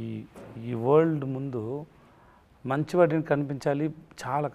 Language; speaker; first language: Telugu; non-native, learner; Tamil